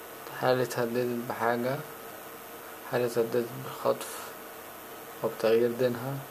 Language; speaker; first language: Arabic; native; Arabic